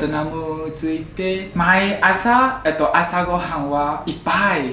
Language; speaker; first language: Japanese; non-native, learner; Vietnamese